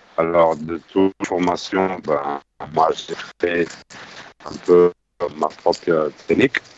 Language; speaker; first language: French; non-native, fluent; Spanish